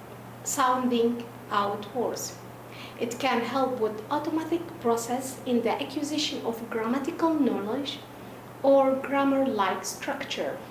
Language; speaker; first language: English; non-native, fluent; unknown